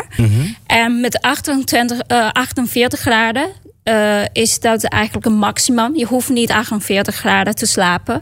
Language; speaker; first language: Dutch; non-native, learner; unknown